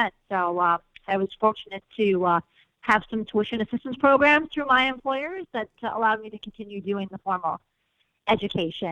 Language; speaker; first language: English; native; English